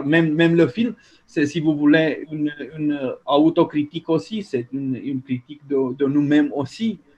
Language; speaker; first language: French; non-native, fluent; Romanian